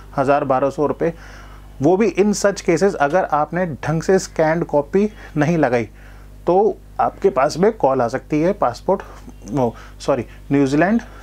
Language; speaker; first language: Hindi; non-native, local second language; Gujarati